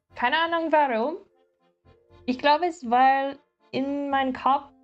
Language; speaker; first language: German; non-native, learner; English